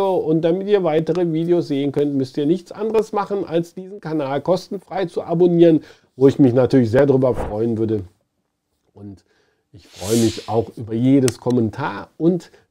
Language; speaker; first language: German; native; German